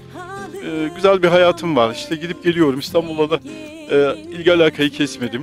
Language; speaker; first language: Turkish; native; Turkish